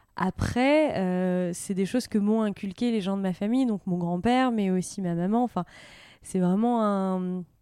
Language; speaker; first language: French; native; French